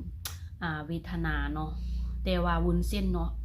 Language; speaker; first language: Thai; non-native, local second language; Northeastern Thai